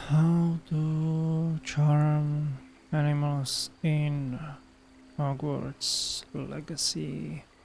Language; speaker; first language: English; non-native, fluent; Czech